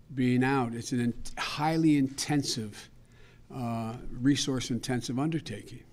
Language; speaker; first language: English; native; English